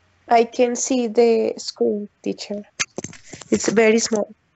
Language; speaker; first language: English; non-native, learner; Spanish